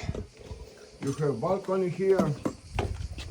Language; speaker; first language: English; non-native, learner; Croatian